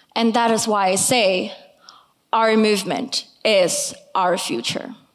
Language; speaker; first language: English; non-native, local second language; Cantonese